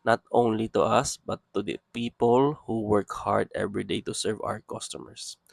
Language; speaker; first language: English; non-native, local second language; Filipino